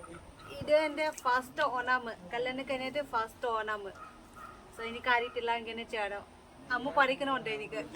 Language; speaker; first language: Malayalam; non-native, learner; Bodo